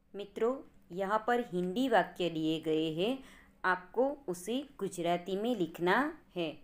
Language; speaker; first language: Hindi; non-native, local second language; Gujarati